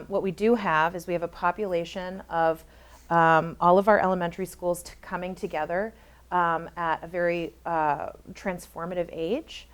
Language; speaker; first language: English; native; English